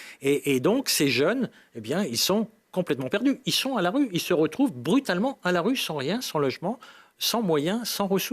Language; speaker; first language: French; native; French